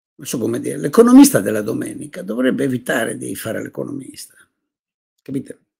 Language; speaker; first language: Italian; native; Italian